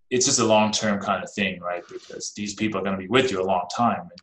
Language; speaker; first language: English; non-native, fluent; Danish